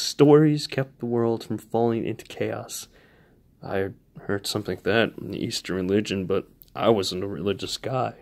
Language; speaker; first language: English; native; English